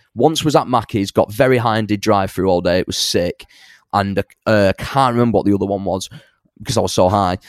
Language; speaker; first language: English; native; English